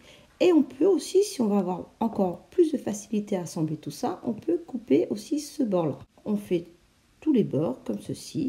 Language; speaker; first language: French; native; French